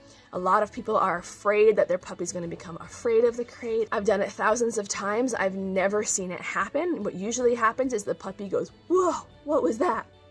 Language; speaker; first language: English; native; English